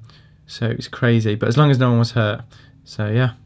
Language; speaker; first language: English; native; English